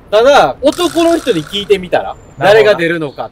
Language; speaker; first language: Japanese; native; Japanese